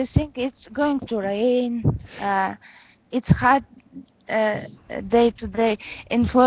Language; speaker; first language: English; non-native, learner; Russian